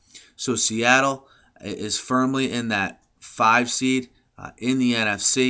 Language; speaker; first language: English; native; English